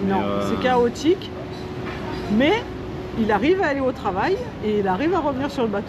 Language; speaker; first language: French; native; French